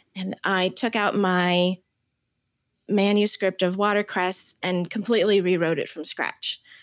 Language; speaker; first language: English; early bilingual, other home language; Chinese